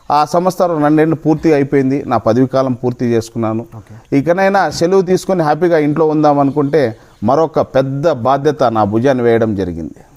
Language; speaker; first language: Telugu; non-native, local second language; Lambadi